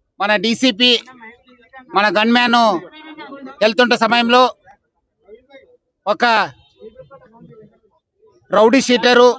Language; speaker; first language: Telugu; non-native, fluent; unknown